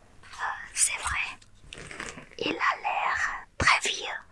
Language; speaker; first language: French; non-native, learner; Thai